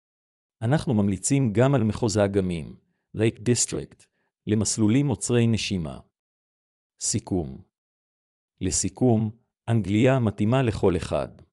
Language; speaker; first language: Hebrew; native; Hebrew